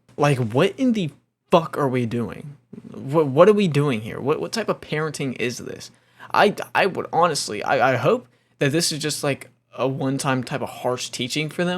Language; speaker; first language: English; native; English